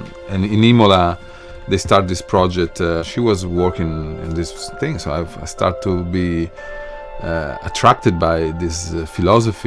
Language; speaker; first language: English; non-native, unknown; Italian